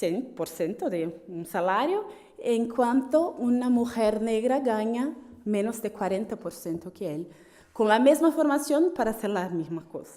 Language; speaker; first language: Spanish; non-native, fluent; Portuguese